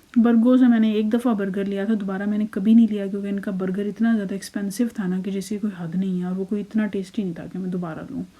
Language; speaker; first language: Urdu; native; Urdu